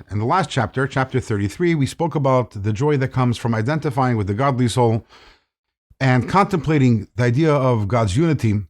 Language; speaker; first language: English; native; English